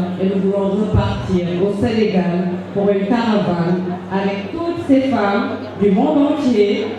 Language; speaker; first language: French; non-native, local second language; Jola-Fonyi